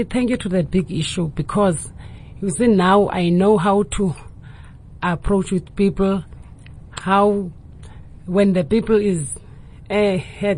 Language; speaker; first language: English; non-native, local second language; Xhosa